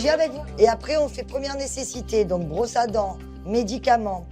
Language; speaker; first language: French; native; French